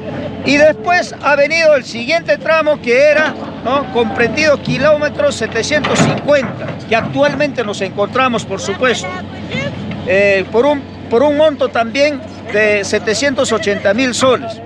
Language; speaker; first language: Spanish; native; Spanish